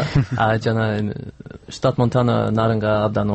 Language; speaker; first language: Kyrgyz; non-native, learner; English